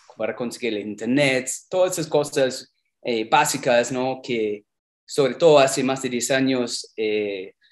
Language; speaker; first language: Spanish; non-native, fluent; English